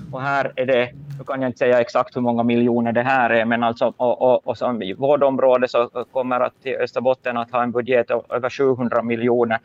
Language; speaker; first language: Swedish; native; Swedish